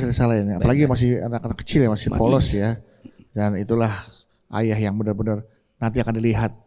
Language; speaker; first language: Indonesian; native; Indonesian